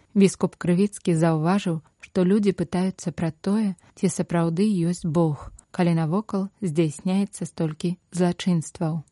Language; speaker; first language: Belarusian; native; Belarusian